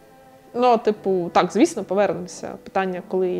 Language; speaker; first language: Ukrainian; native; Ukrainian